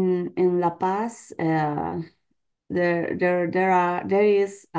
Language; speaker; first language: English; non-native, learner; Spanish